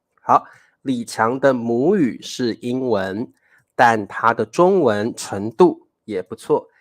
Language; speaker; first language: Chinese; native; Chinese